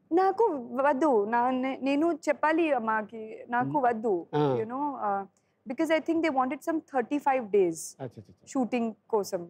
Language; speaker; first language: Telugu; non-native, learner; Sindhi